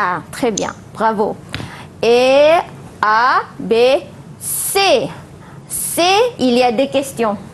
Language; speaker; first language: French; non-native, fluent; Malay